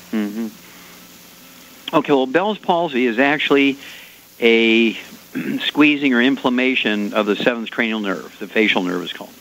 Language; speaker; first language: English; native; English